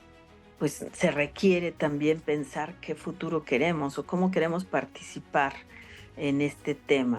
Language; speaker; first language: Spanish; native; Spanish